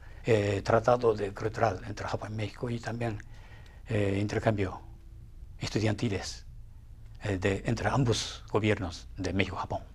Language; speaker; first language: Spanish; non-native, fluent; Japanese